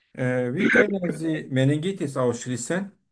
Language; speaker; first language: German; non-native, learner; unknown